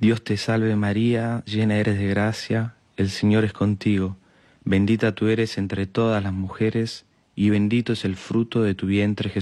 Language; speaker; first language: Spanish; native; Spanish